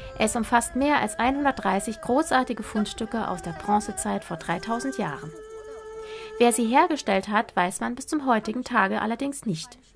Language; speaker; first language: German; non-native, fluent; Chinese